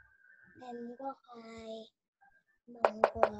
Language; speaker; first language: Cantonese; non-native, learner; Chinese